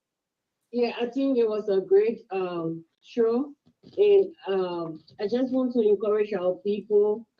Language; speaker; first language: English; native; English